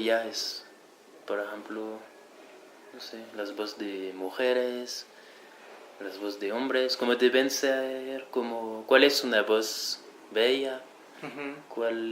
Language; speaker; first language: Spanish; non-native, fluent; French